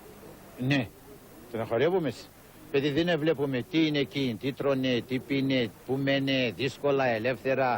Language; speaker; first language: Greek; early bilingual, heritage; Greek